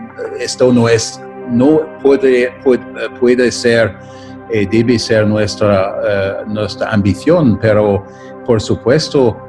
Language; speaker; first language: Spanish; non-native, fluent; German